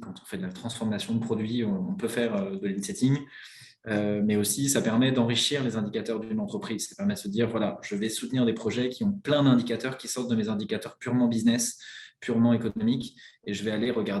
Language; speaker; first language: French; native; French